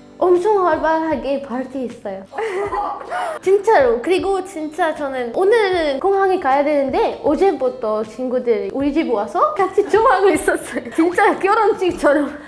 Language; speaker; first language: Korean; non-native, fluent; Arabic